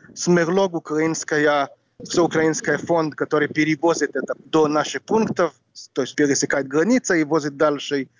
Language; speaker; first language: Russian; non-native, fluent; Hebrew